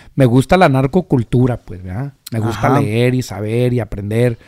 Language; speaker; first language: Spanish; native; Spanish